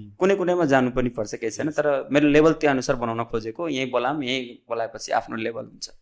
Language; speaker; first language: Nepali; non-native, local second language; Bhojpuri